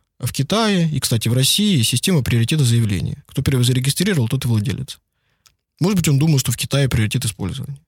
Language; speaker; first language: Russian; native; Russian